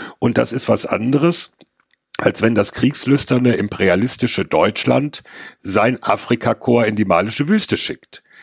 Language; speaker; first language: German; native; German